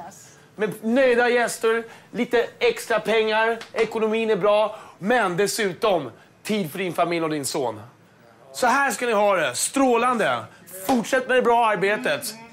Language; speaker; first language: Swedish; native; Swedish